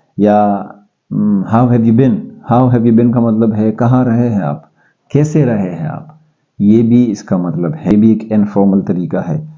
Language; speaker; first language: Urdu; non-native, local second language; Pashto